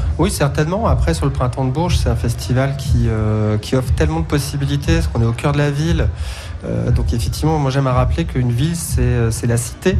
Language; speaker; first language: French; native; French